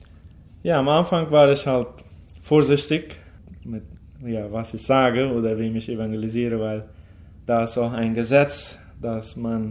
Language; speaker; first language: German; early bilingual, heritage; German